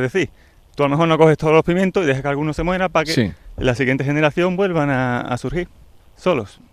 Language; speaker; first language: Spanish; native; Spanish